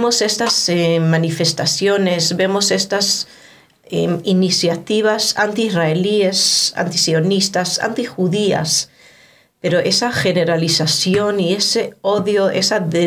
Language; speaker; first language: Spanish; non-native, fluent; Hebrew